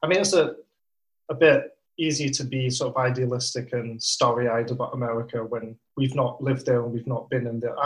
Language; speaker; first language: English; native; English